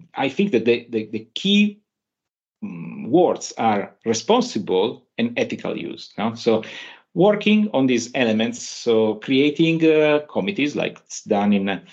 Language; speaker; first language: English; non-native, fluent; Italian